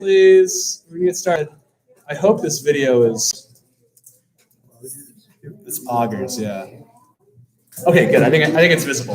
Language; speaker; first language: English; native; English